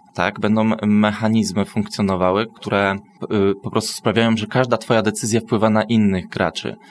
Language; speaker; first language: Polish; native; Polish